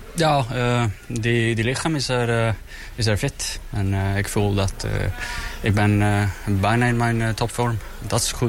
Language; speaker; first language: Dutch; non-native, learner; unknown